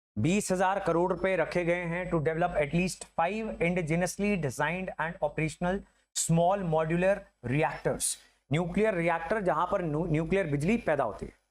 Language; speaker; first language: Hindi; native; Hindi